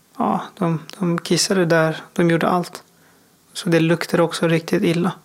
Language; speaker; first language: Swedish; non-native, fluent; Persian